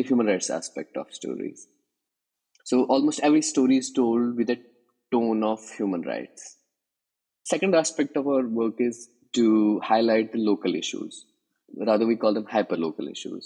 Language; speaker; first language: English; non-native, local second language; Kashmiri